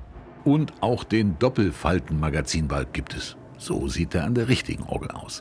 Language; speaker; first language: German; native; German